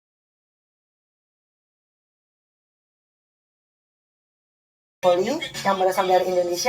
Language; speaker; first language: Indonesian; native; Indonesian